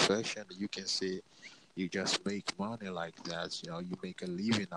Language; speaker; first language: English; non-native, local second language; Igbo